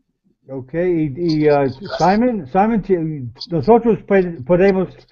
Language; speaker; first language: Spanish; non-native, learner; English